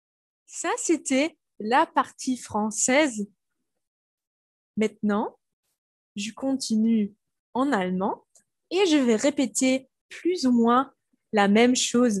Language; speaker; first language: French; non-native, fluent; German